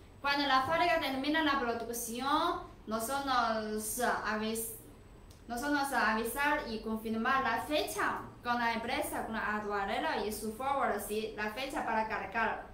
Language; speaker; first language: Spanish; non-native, learner; Chinese